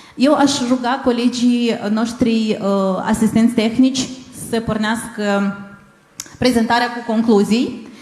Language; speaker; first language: Romanian; non-native, local second language; Gagauz